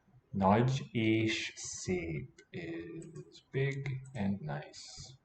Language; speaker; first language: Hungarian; non-native, learner; English